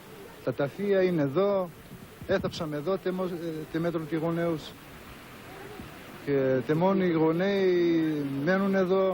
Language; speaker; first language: Greek; early bilingual, heritage; Greek